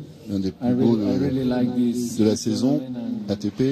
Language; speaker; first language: French; native; French